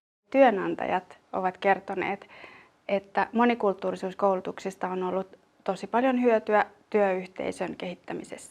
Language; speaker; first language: Finnish; native; Finnish